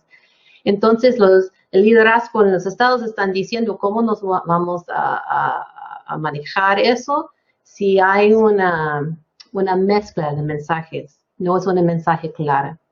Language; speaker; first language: Spanish; non-native, fluent; English